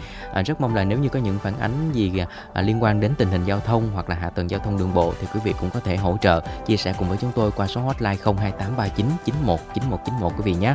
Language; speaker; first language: Vietnamese; native; Vietnamese